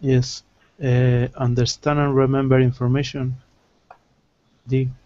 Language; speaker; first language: English; non-native, learner; Spanish